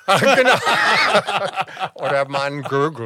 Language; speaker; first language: German; non-native, fluent; English